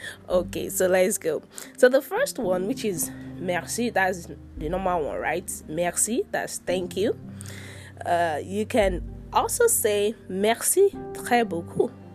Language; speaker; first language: English; non-native, local second language; Yoruba